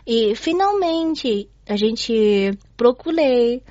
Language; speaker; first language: Portuguese; non-native, learner; Chinese